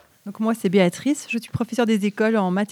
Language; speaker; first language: French; native; French